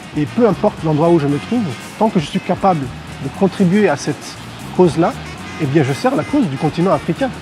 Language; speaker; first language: French; non-native, local second language; Hausa